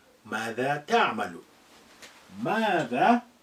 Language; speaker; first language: Arabic; non-native, fluent; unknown